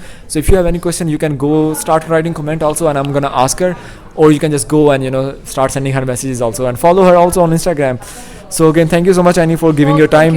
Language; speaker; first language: English; non-native, local second language; Urdu